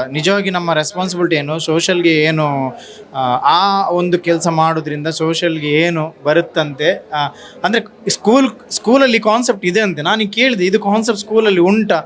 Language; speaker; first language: Kannada; non-native, local second language; Tulu